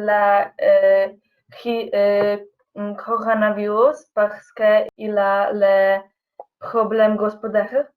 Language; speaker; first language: French; non-native, learner; Polish